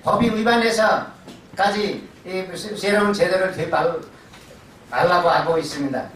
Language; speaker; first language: Korean; non-native, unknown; Nepali